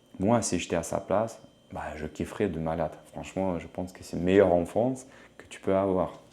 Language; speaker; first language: French; non-native, fluent; Ukrainian